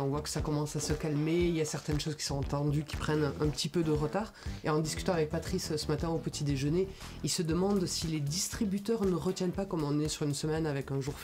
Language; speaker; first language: French; native; French